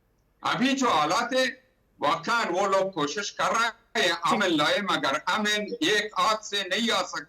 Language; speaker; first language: Hindi; non-native, learner; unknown